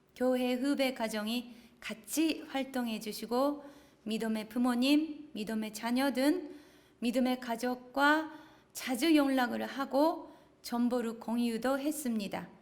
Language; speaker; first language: Korean; non-native, fluent; Japanese